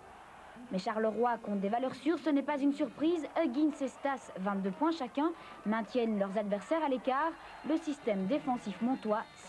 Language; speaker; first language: French; native; French